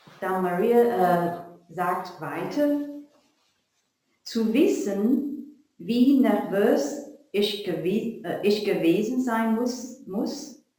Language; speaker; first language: German; non-native, learner; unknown